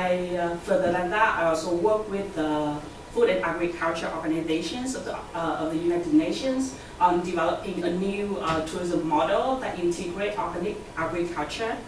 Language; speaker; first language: English; non-native, fluent; Vietnamese